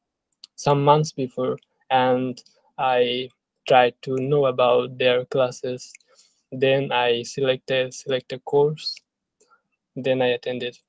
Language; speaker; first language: English; non-native, learner; Bangla